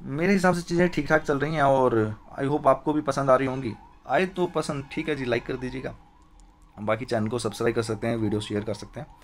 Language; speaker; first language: Hindi; native; Hindi